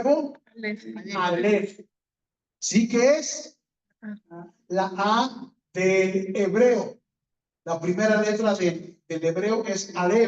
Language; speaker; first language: Spanish; native; Spanish